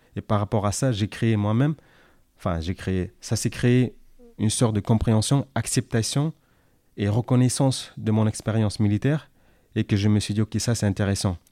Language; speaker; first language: French; non-native, fluent; Kyrgyz